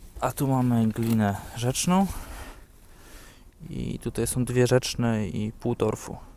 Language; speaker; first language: Polish; native; Polish